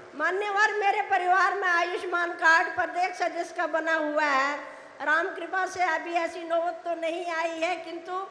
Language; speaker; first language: Hindi; native; Hindi